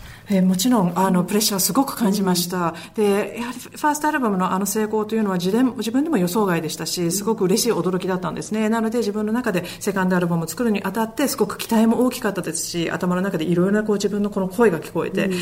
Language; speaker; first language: Japanese; native; Japanese